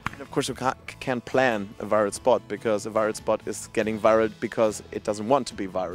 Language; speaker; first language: English; non-native, fluent; German